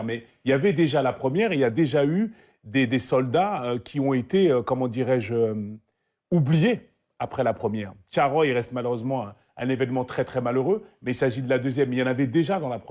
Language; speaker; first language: French; native; French